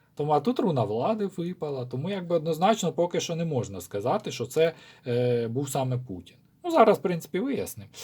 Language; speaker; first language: Ukrainian; non-native, local second language; Russian